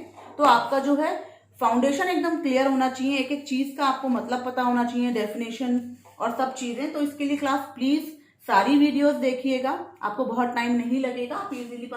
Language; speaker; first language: Hindi; native; Hindi